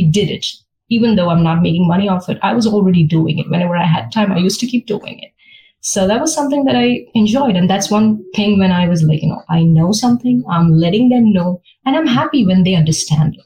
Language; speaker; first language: English; non-native, local second language; Malayalam